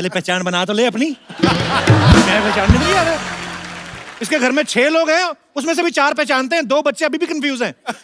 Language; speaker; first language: Hindi; native; Hindi